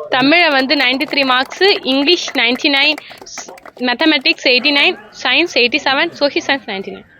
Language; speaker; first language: Tamil; non-native, local second language; Hindi